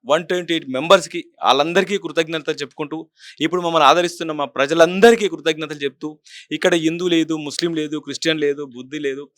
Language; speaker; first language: Telugu; native; Telugu